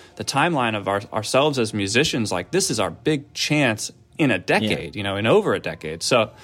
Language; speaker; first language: English; native; English